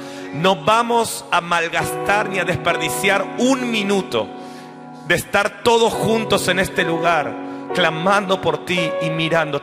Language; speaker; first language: Spanish; native; Spanish